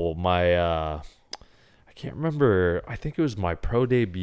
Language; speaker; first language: English; native; English